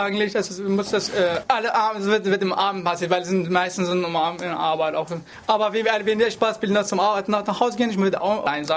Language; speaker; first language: German; non-native, learner; Arabic